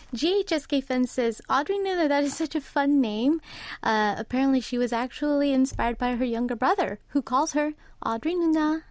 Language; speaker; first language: English; early bilingual, other home language; Korean